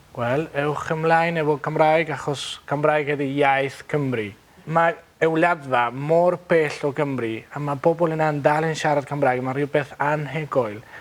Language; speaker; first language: Welsh; non-native, fluent; Spanish